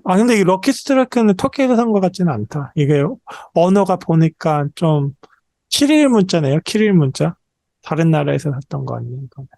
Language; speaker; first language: Korean; native; Korean